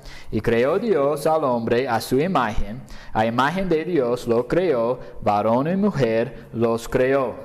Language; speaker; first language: Spanish; non-native, fluent; English